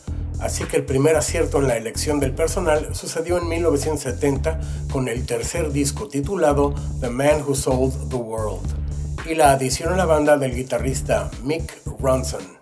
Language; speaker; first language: Spanish; native; Spanish